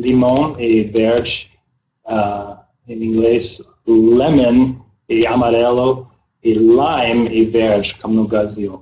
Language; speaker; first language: Portuguese; non-native, learner; English